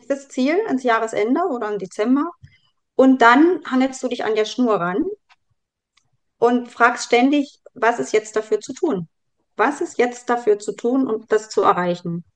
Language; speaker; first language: German; native; German